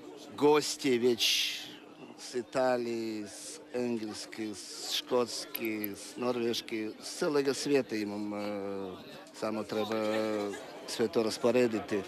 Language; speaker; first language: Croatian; non-native, fluent; Russian